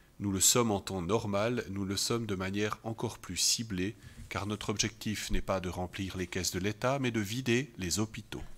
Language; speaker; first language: French; native; French